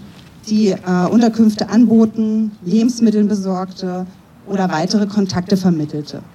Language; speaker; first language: German; native; German